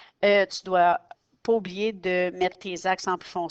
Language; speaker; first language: French; native; French